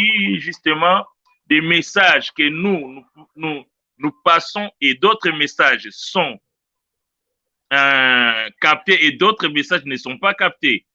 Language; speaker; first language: French; non-native, local second language; Luba-Lulua